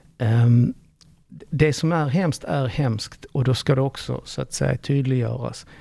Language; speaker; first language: Swedish; early bilingual, other home language; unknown